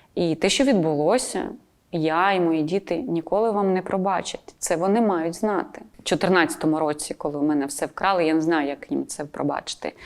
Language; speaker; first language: Ukrainian; non-native, local second language; Russian